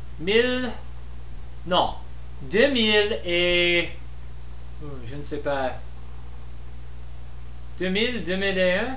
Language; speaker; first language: French; non-native, learner; English